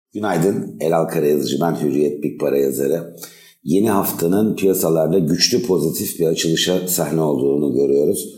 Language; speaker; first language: Turkish; native; Turkish